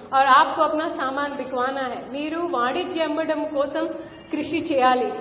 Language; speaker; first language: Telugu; non-native, fluent; Hindi